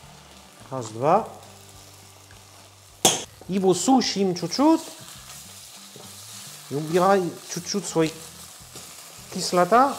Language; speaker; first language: Russian; non-native, learner; French